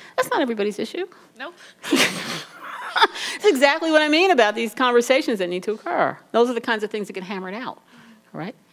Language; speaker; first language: English; native; English